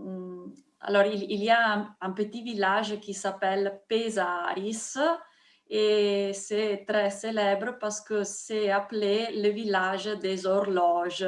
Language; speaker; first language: French; non-native, fluent; Italian